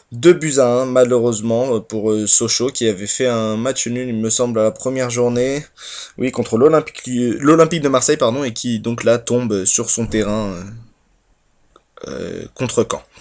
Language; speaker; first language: French; native; French